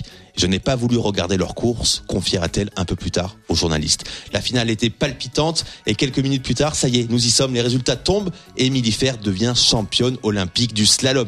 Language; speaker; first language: French; native; French